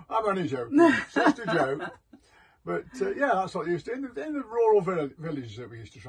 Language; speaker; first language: English; native; English